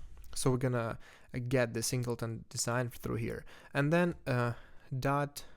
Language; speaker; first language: English; non-native, fluent; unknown